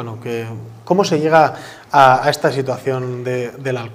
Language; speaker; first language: Spanish; native; Spanish